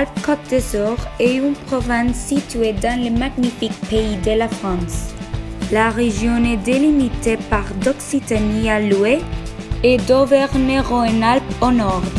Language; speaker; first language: French; non-native, learner; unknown